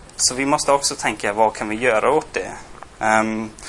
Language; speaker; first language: Swedish; non-native, fluent; English